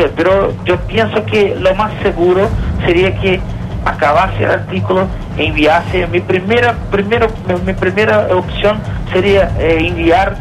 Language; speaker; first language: Spanish; non-native, learner; Portuguese